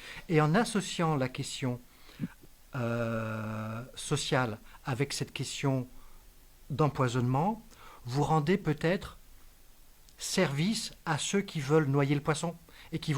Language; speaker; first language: French; native; French